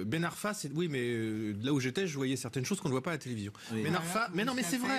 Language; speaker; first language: French; native; French